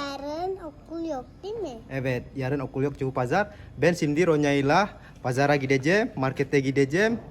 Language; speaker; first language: Turkish; non-native, fluent; Indonesian